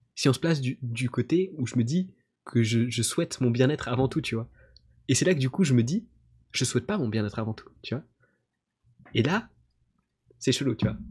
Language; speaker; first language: French; native; French